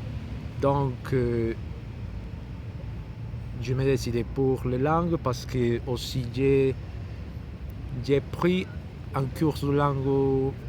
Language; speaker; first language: French; non-native, learner; Spanish